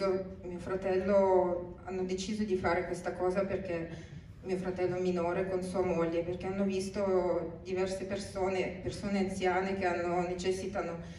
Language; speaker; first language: Italian; early bilingual, other home language; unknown